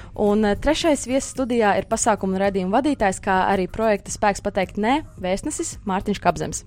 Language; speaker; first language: Latvian; native; Latvian